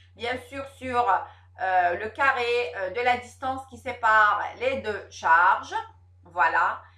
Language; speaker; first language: French; non-native, local second language; Arabic